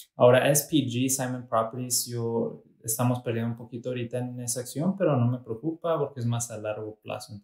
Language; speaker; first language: Spanish; early bilingual, heritage; Spanish